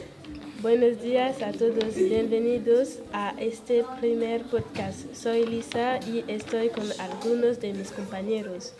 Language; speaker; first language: Spanish; non-native, learner; French